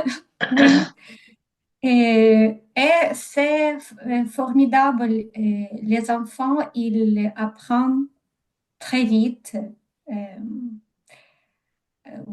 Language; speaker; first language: French; non-native, learner; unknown